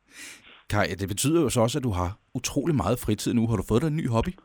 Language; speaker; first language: Danish; native; Danish